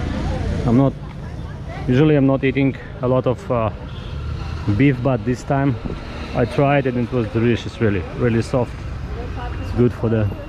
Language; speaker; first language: English; non-native, fluent; Russian